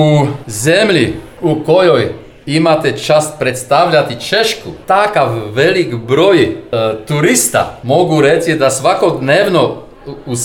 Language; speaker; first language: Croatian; non-native, fluent; Czech